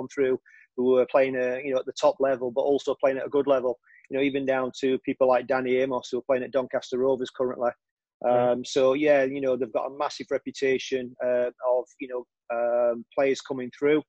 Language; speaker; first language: English; native; English